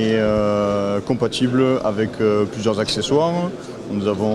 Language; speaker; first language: French; native; French